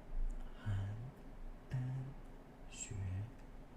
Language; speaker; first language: Chinese; non-native, learner; English